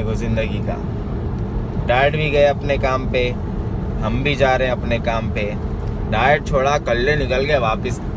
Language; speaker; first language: Hindi; native; Hindi